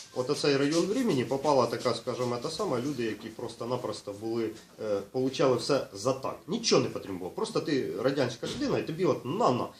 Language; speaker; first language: Ukrainian; non-native, local second language; Russian